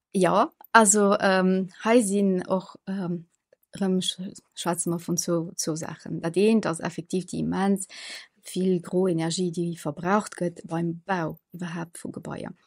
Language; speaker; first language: Luxembourgish; early bilingual, other home language; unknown